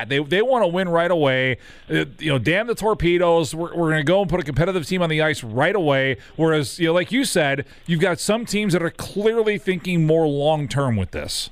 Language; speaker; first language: English; native; English